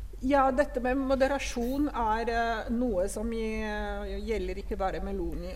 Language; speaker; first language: Norwegian; non-native, fluent; Italian